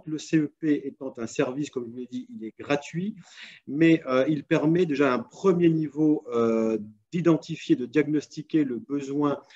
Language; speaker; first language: French; native; French